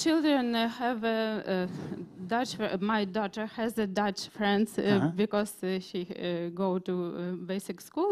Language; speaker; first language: English; non-native, learner; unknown